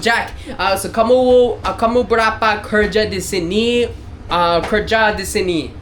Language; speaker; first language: Indonesian; non-native, learner; English